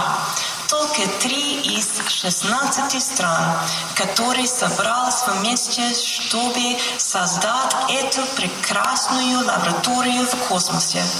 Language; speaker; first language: Russian; non-native, learner; English